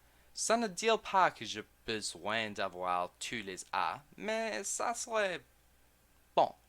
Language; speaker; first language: French; non-native, learner; English